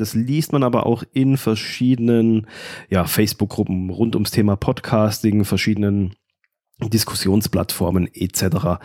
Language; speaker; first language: German; native; German